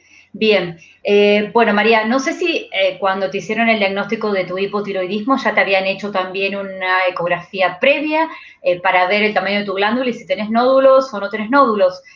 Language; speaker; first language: Spanish; native; Spanish